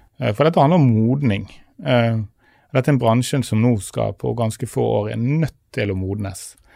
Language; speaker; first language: Norwegian; native; Norwegian